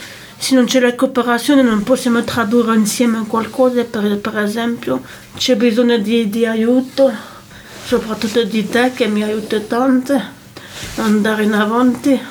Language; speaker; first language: Italian; non-native, local second language; French